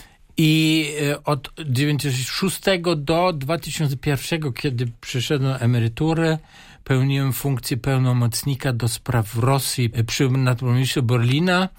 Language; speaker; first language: Polish; non-native, fluent; German